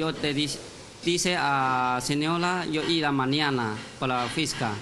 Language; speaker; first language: Spanish; non-native, learner; Chinese